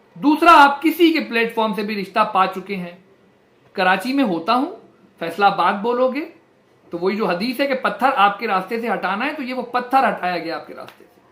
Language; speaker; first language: Urdu; non-native, local second language; Punjabi